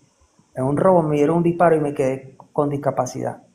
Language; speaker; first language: Spanish; native; Spanish